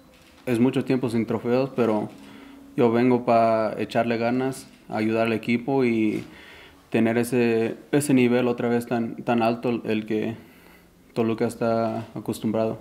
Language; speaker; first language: Spanish; early bilingual, heritage; Spanish